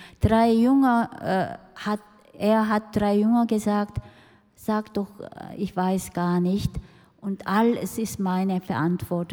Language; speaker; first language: German; non-native, fluent; Korean